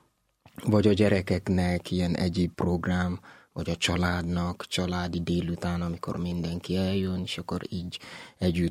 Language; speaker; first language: Hungarian; non-native, learner; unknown